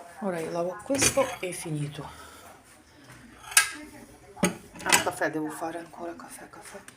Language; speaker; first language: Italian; non-native, fluent; Ukrainian